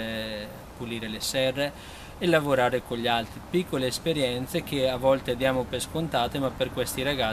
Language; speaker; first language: Italian; native; Italian